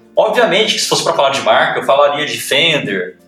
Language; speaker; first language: Portuguese; native; Portuguese